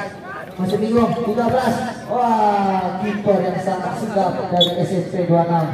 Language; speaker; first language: Malay; native; Malay